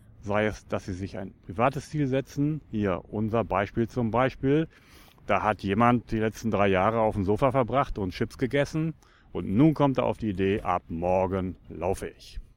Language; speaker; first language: German; native; German